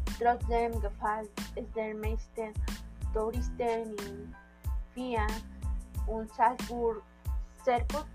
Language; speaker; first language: German; non-native, learner; Spanish